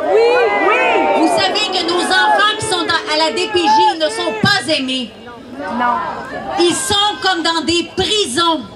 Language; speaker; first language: French; native; French